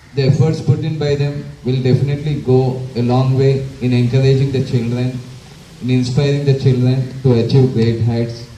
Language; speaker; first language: English; non-native, local second language; Telugu